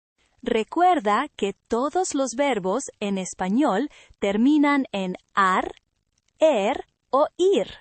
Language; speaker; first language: Spanish; non-native, fluent; English